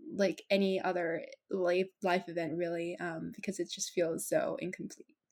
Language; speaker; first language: English; non-native, fluent; Japanese